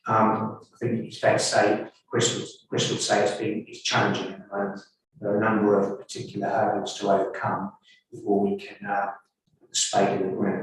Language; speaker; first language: English; native; English